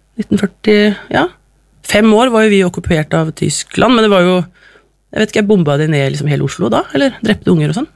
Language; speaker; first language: Norwegian; native; Norwegian